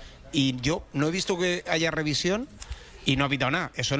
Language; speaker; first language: Spanish; native; Spanish